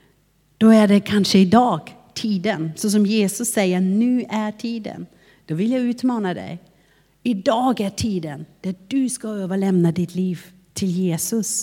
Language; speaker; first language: Swedish; non-native, fluent; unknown